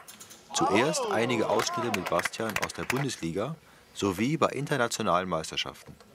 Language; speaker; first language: German; native; German